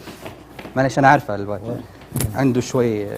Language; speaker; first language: Arabic; native; Arabic